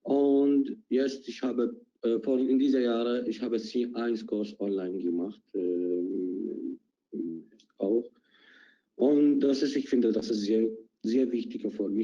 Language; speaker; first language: German; non-native, learner; Arabic